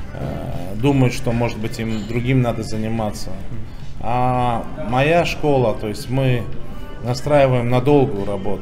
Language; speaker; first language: Russian; native; Russian